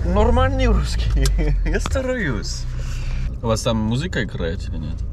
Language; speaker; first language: Russian; non-native, learner; French